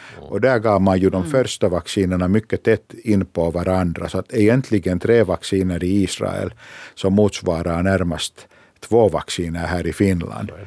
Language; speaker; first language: Swedish; non-native, local second language; Finnish